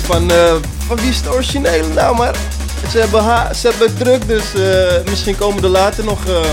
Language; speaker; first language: Dutch; native; Dutch